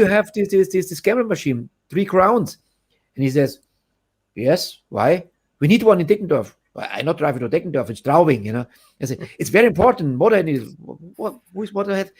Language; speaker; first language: English; non-native, fluent; German